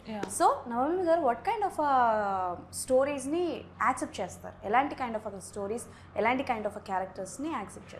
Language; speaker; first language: Telugu; native; Telugu